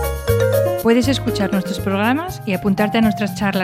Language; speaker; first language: Spanish; native; Spanish